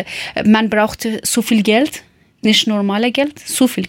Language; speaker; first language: German; non-native, learner; Persian